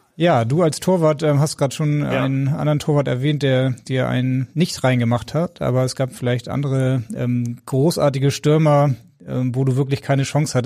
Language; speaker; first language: German; native; German